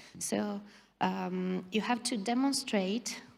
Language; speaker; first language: English; non-native, fluent; Italian